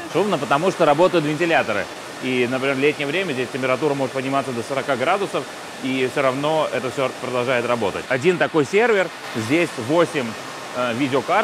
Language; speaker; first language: Russian; native; Russian